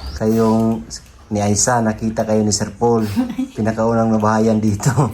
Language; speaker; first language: Filipino; non-native, local second language; Cebuano